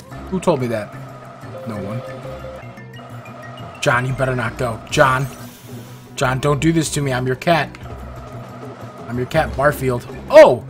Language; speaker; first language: English; native; English